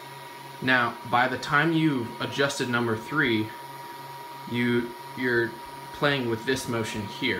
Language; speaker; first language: English; native; English